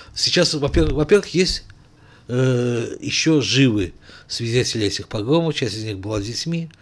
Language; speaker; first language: Russian; native; Russian